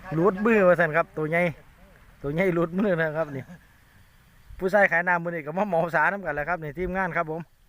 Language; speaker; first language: Thai; native; Thai